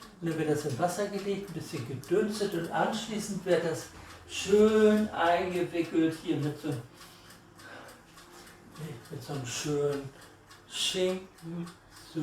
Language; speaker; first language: German; native; German